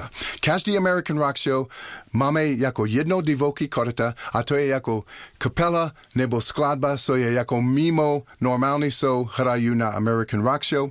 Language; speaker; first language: Czech; non-native, learner; English